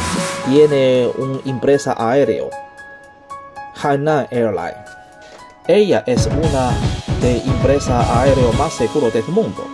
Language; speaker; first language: Spanish; non-native, learner; Chinese